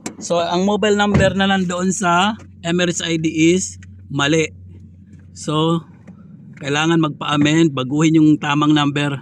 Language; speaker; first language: Filipino; non-native, local second language; Waray